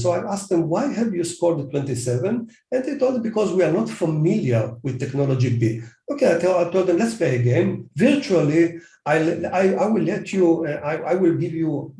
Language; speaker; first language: English; non-native, fluent; Hebrew